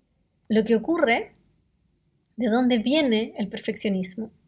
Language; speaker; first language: Spanish; native; Spanish